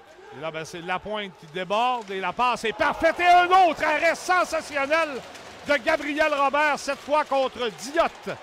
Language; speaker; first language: French; native; French